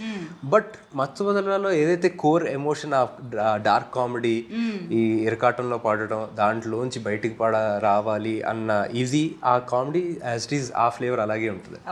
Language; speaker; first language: Telugu; native; Telugu